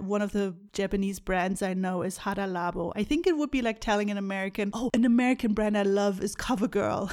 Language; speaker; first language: English; non-native, fluent; German